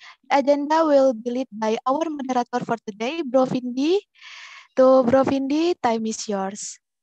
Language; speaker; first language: English; non-native, fluent; Indonesian